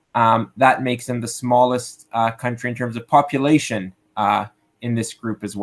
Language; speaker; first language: English; native; English